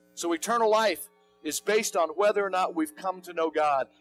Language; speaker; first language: English; native; English